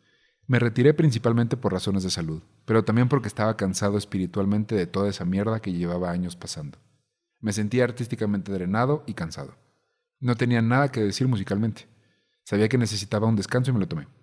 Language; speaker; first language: Spanish; native; Spanish